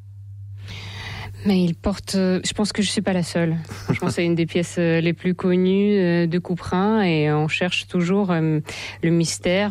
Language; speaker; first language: French; non-native, fluent; Russian